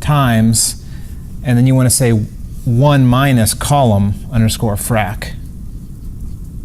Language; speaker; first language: English; native; English